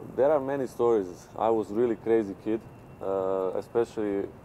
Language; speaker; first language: English; non-native, fluent; Serbian